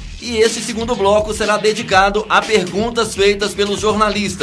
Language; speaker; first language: Portuguese; native; Portuguese